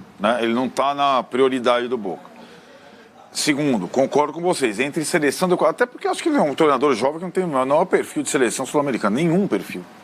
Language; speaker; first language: Portuguese; native; Portuguese